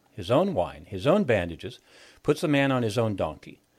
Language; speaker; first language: English; native; English